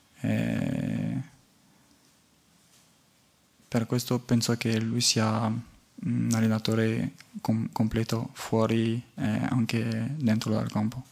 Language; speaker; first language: Italian; non-native, fluent; French